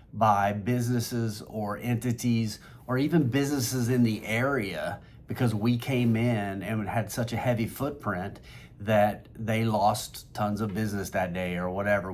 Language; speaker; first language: English; native; English